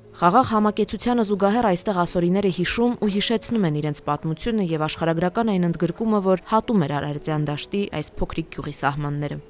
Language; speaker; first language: Armenian; native; Armenian